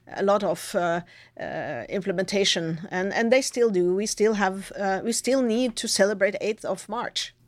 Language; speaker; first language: English; non-native, fluent; Norwegian